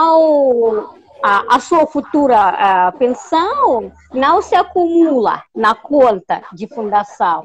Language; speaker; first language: Portuguese; non-native, fluent; Russian